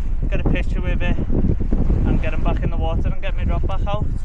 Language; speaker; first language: English; native; English